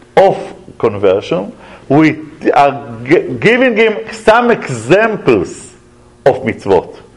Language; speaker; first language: English; non-native, fluent; Hebrew